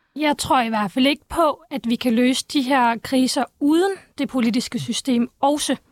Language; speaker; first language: Danish; early bilingual, other home language; Turkish